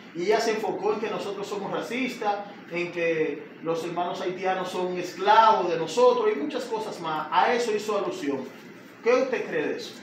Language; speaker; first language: Spanish; native; Spanish